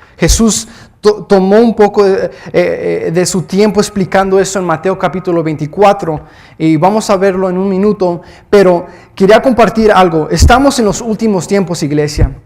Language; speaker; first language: Spanish; early bilingual, heritage; Spanish